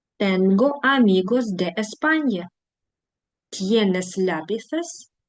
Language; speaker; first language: Spanish; non-native, fluent; Ukrainian